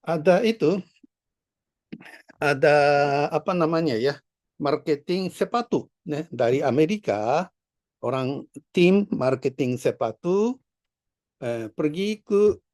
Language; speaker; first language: Indonesian; non-native, fluent; Japanese